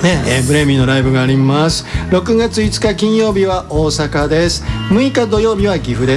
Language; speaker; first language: Japanese; native; Japanese